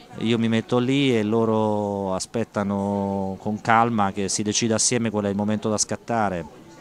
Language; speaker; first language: Italian; native; Italian